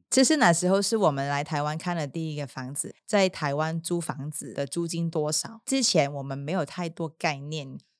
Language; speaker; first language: Chinese; non-native, local second language; Cantonese